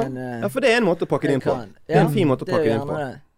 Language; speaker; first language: Norwegian; native; Norwegian